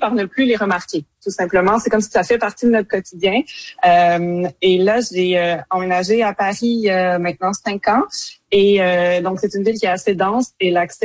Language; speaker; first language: French; native; French